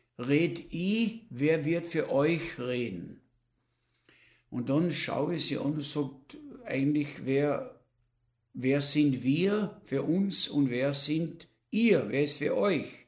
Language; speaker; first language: German; non-native, local second language; Slovenian